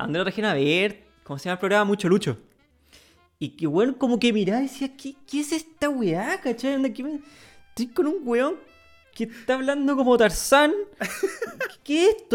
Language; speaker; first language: Spanish; native; Spanish